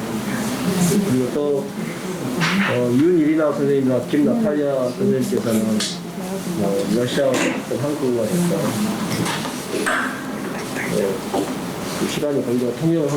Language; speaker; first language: Korean; native; Korean